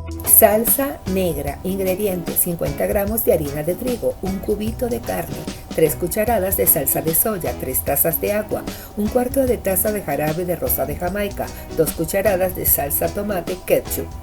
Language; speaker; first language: Spanish; native; Spanish